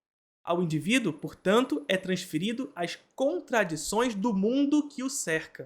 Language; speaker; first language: Portuguese; native; Portuguese